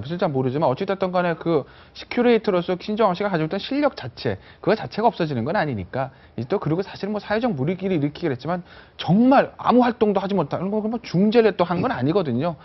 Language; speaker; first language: Korean; native; Korean